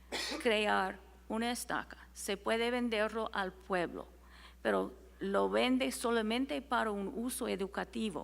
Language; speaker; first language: Spanish; non-native, fluent; English